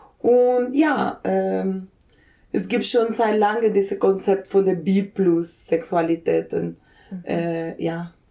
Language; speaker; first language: German; non-native, fluent; Spanish